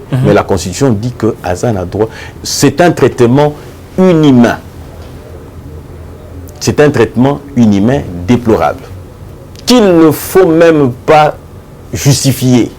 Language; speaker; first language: French; non-native, local second language; Lingala